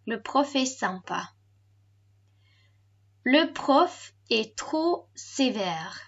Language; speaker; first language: French; non-native, fluent; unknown